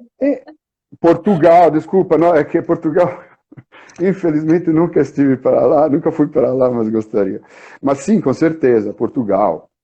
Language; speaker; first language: Portuguese; non-native, fluent; Italian